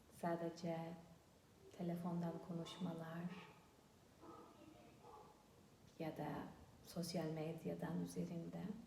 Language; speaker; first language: Turkish; non-native, fluent; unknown